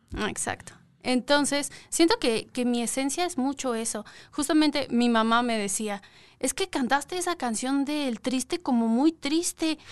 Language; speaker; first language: Spanish; native; Spanish